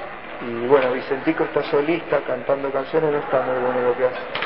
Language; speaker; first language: Spanish; native; Spanish